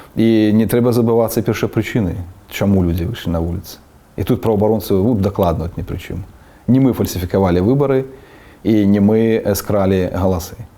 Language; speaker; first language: Belarusian; non-native, local second language; Russian